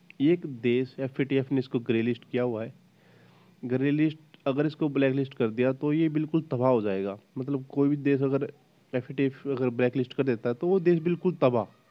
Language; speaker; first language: Hindi; native; Hindi